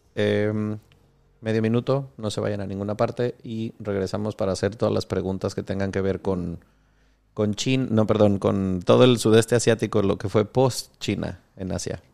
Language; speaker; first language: Spanish; native; Spanish